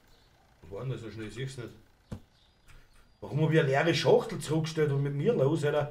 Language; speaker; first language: German; native; German